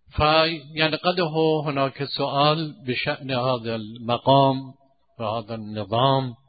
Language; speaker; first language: Arabic; non-native, fluent; Persian